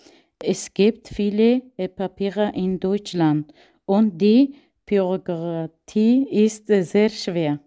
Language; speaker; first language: German; non-native, learner; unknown